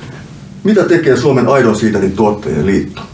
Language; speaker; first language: Finnish; native; Finnish